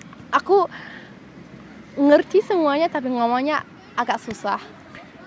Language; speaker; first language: Indonesian; early bilingual, heritage; German